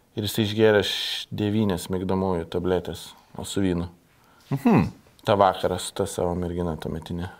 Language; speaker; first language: Lithuanian; native; Lithuanian